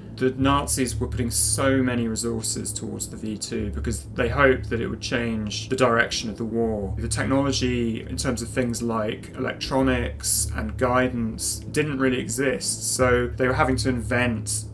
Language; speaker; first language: English; native; English